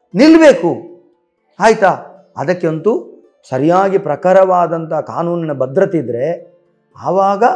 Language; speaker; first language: Kannada; non-native, local second language; Tulu